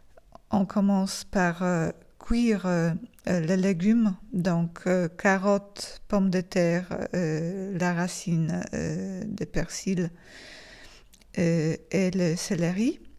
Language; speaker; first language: French; non-native, fluent; Polish